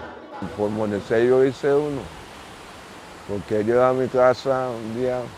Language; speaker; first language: Spanish; non-native, local second language; English